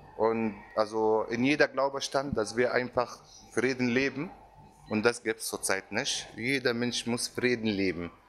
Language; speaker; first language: German; non-native, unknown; Arabic